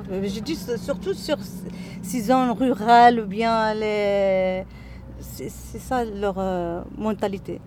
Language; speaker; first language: French; non-native, local second language; Arabic